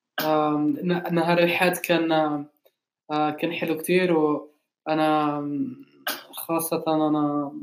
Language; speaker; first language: Arabic; non-native, learner; English